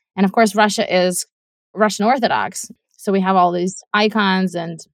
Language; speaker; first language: English; non-native, fluent; Russian